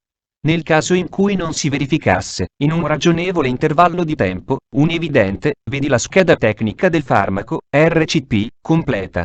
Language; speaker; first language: Italian; native; Italian